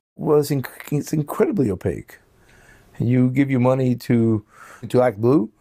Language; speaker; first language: English; early bilingual, other home language; Spanish